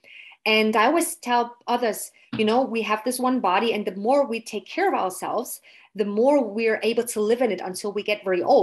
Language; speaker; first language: English; non-native, fluent; German